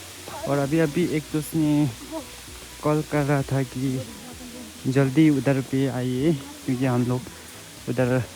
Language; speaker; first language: Hindi; non-native, local second language; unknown